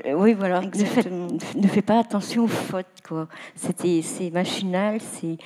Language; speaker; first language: French; native; French